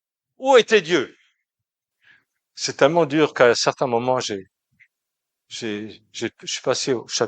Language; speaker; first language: French; native; French